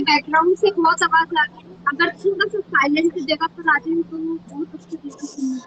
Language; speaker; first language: Hindi; native; Hindi